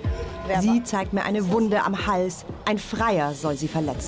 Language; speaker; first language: German; native; German